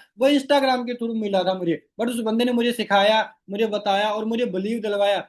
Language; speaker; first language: Hindi; non-native, local second language; Rajasthani